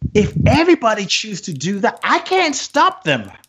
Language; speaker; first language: English; non-native, local second language; Yoruba